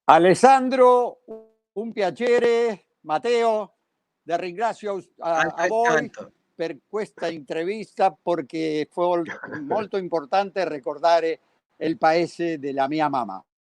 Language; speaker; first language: Italian; early bilingual, heritage; Spanish